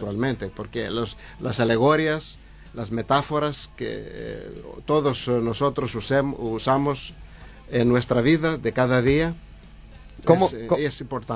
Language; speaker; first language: Spanish; non-native, learner; Greek